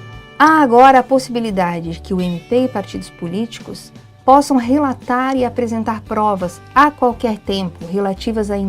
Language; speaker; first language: Portuguese; native; Portuguese